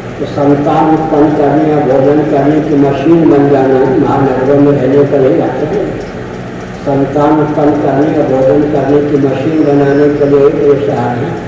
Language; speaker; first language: Hindi; non-native, local second language; Maithili